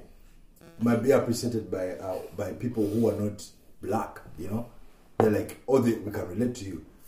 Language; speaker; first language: English; non-native, local second language; Ganda